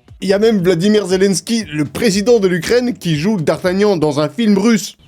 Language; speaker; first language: French; non-native, fluent; Russian